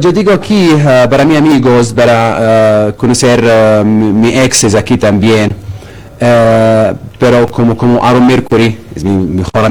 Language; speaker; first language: Spanish; non-native, learner; Arabic